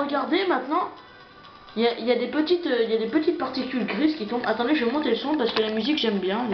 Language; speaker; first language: French; native; French